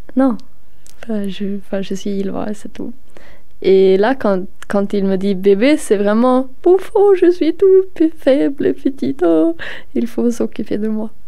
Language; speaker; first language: French; non-native, fluent; Swedish